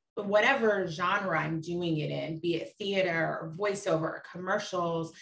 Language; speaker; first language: English; native; English